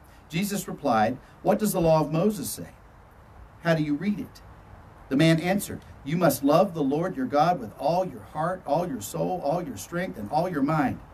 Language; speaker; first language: English; native; English